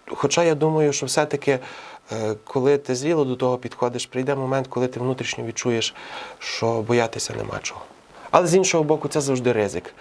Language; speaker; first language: Ukrainian; native; Ukrainian